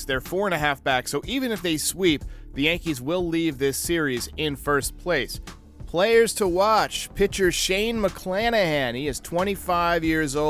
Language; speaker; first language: English; native; English